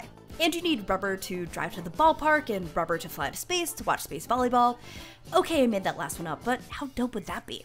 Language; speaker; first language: English; native; English